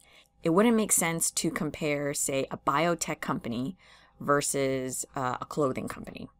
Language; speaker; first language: English; native; English